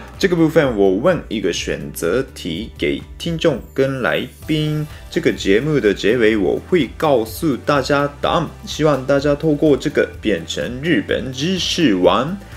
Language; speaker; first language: Chinese; non-native, fluent; Japanese